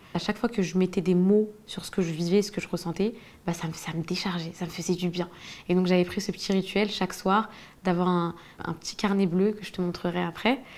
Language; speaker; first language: French; native; French